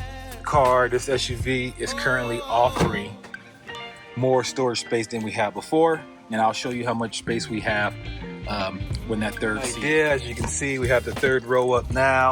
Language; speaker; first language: English; native; English